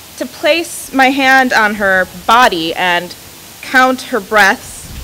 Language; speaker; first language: English; native; English